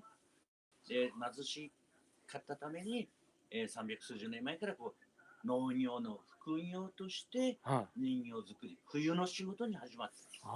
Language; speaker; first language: Japanese; native; Japanese